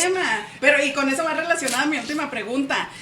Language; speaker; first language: Spanish; native; Spanish